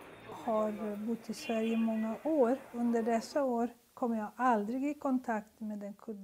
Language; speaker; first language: Swedish; non-native, fluent; Italian